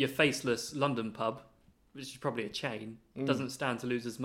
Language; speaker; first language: English; native; English